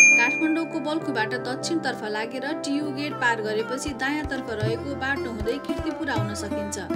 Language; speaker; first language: Nepali; native; Nepali